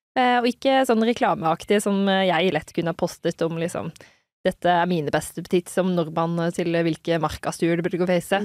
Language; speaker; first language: Norwegian; native; Norwegian